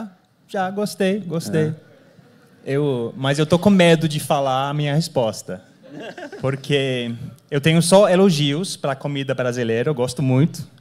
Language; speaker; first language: Portuguese; non-native, fluent; English